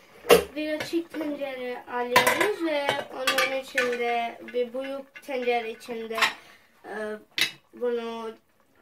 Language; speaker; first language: Turkish; non-native, learner; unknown